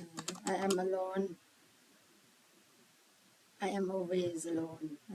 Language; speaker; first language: English; non-native, learner; Thai